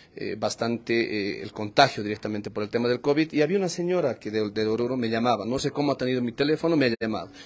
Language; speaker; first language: Spanish; native; Spanish